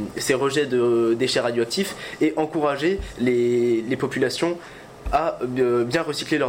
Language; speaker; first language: French; native; French